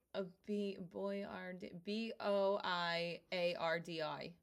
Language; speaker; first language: English; early bilingual, other home language; Italian